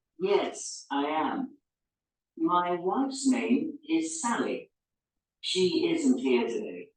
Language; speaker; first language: English; non-native, learner; Spanish